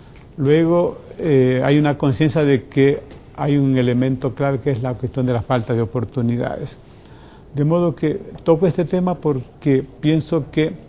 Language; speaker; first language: Spanish; native; Spanish